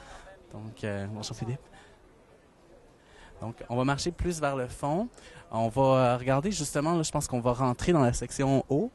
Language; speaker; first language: French; native; French